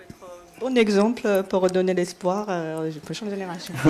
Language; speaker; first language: French; non-native, fluent; Japanese